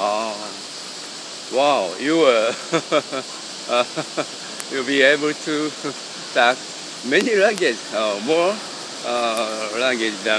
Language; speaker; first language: English; non-native, learner; Japanese